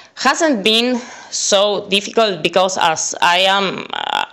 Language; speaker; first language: English; non-native, fluent; Spanish